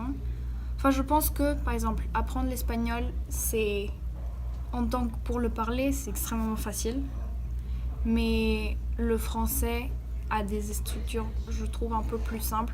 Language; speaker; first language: French; early bilingual, heritage; French